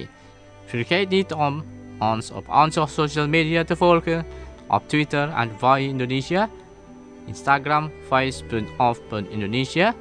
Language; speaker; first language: Dutch; non-native, learner; Indonesian